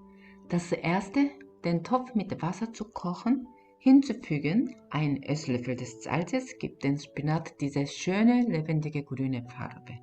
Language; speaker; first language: German; non-native, learner; Korean